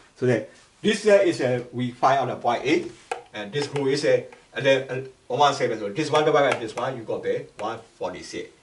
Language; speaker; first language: English; non-native, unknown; Burmese